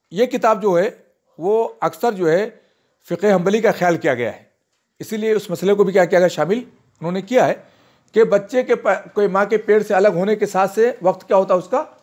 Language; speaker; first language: Hindi; native; Hindi